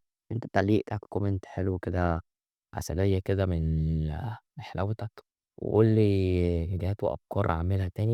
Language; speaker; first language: Arabic; native; Arabic